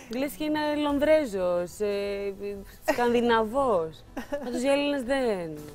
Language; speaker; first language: Greek; early bilingual, other home language; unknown